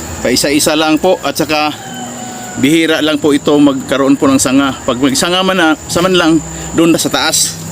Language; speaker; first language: Filipino; non-native, local second language; Cebuano